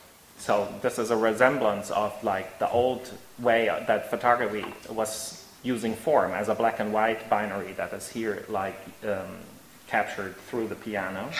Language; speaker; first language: English; non-native, fluent; German